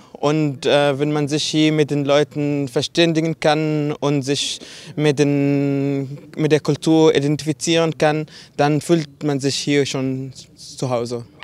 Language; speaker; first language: German; non-native, fluent; Arabic